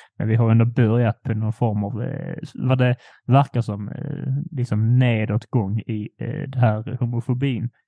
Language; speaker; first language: Swedish; early bilingual, other home language; Polish